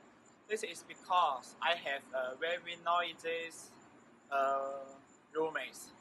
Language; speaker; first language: English; non-native, learner; Chinese